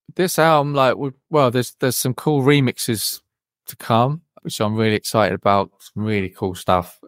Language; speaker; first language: English; native; English